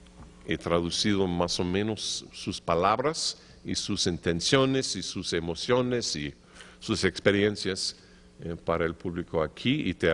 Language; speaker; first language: Spanish; non-native, fluent; English